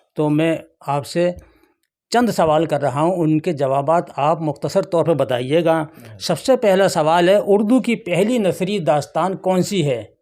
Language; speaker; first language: Urdu; native; Urdu